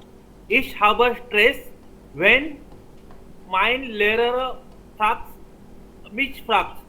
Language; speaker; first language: German; non-native, learner; Hindi